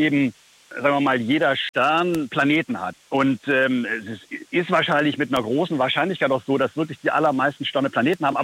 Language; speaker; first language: German; native; German